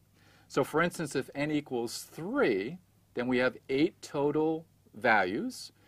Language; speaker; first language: English; native; English